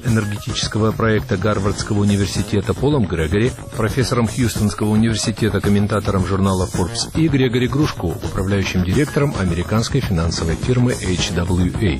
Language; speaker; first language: Russian; native; Russian